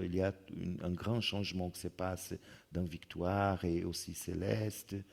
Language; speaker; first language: French; non-native, fluent; Portuguese